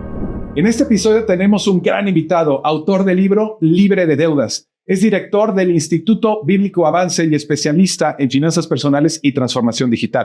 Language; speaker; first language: Spanish; native; Spanish